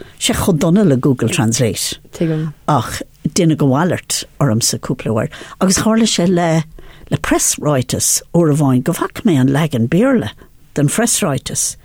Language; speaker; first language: Irish; non-native, local second language; English